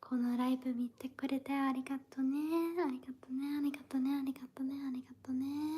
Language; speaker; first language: Japanese; non-native, learner; English